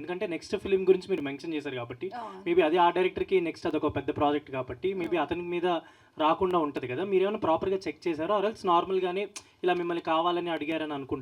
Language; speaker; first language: Telugu; native; Telugu